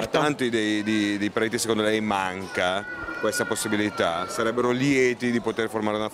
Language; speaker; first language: Italian; native; Italian